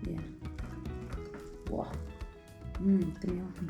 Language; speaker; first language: Indonesian; early bilingual, heritage; Indonesian